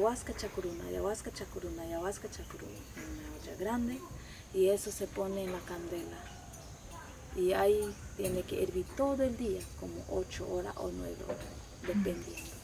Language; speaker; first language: Spanish; non-native, local second language; Shipibo-Conibo